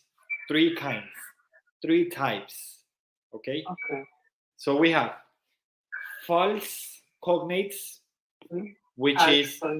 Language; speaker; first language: English; non-native, fluent; Spanish